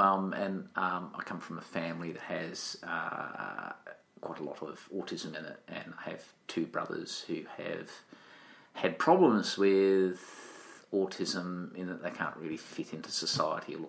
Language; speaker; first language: English; native; English